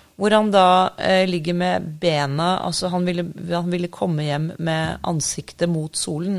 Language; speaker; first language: Norwegian; native; Norwegian